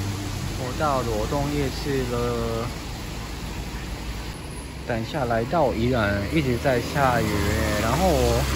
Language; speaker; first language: Chinese; non-native, fluent; Japanese